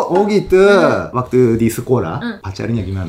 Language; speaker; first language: Indonesian; non-native, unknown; Japanese